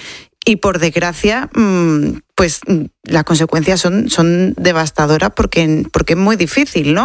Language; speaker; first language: Spanish; native; Spanish